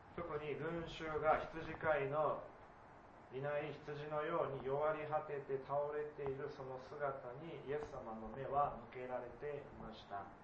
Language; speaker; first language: Japanese; native; Japanese